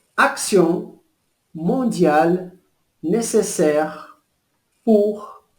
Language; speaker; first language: French; non-native, fluent; Portuguese